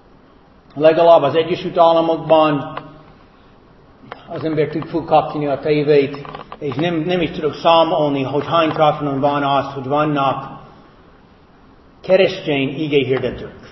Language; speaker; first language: Hungarian; non-native, fluent; English